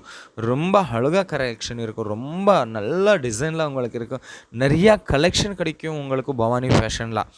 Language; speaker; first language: Tamil; non-native, local second language; Kannada